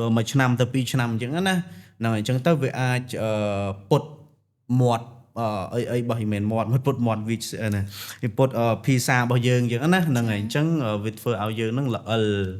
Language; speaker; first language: Khmer; non-native, local second language; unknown